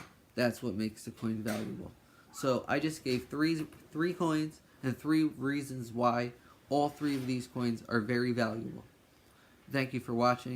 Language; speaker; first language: English; native; English